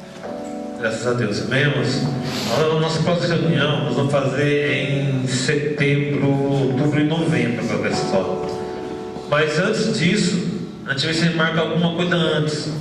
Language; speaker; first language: Portuguese; native; Portuguese